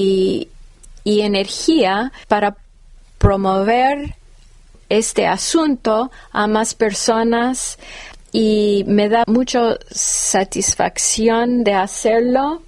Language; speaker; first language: Spanish; non-native, fluent; English